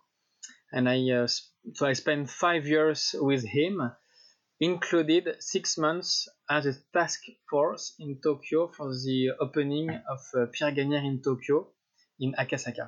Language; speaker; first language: English; non-native, fluent; French